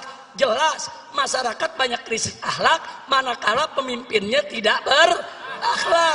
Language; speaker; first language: Indonesian; native; Indonesian